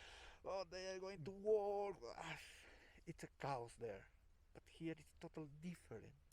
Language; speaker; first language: English; non-native, learner; Spanish